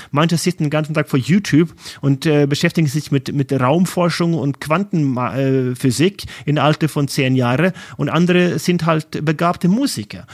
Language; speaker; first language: German; non-native, fluent; Norwegian